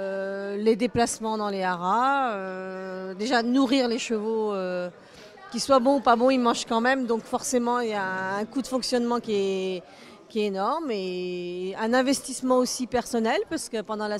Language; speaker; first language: French; native; French